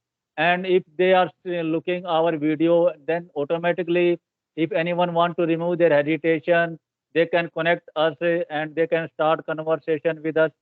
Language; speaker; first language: English; non-native, learner; Hindi